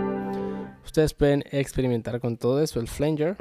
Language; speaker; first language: Spanish; native; Spanish